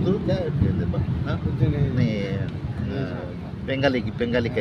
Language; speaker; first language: Hindi; non-native, local second language; Kannada